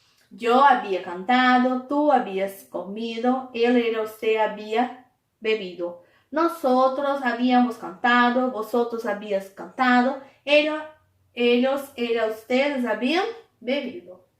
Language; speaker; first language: Spanish; non-native, fluent; Portuguese